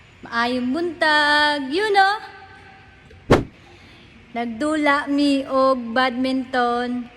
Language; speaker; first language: Cebuano; non-native, learner; Filipino